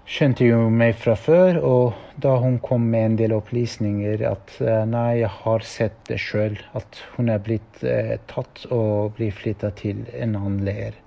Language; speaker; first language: Norwegian; non-native, fluent; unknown